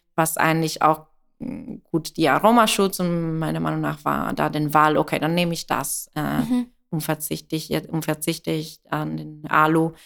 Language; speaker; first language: German; non-native, fluent; Italian